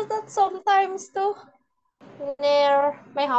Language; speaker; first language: English; non-native, learner; Indonesian